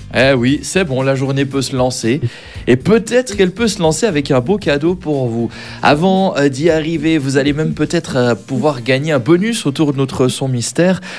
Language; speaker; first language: French; native; French